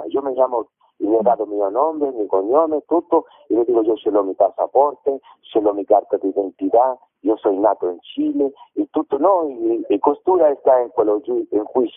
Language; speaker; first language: Italian; non-native, learner; Spanish